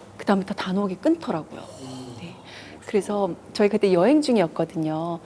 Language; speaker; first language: Korean; early bilingual, heritage; Korean